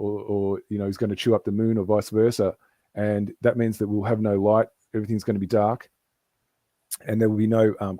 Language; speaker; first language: English; native; English